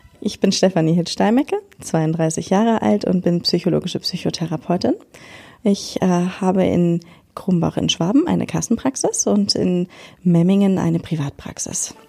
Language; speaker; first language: German; native; German